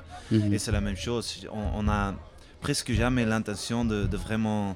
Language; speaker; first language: French; non-native, fluent; Dutch